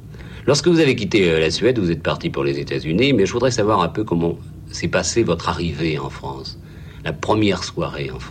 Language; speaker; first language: French; native; French